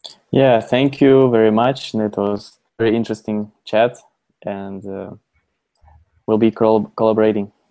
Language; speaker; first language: English; non-native, fluent; Russian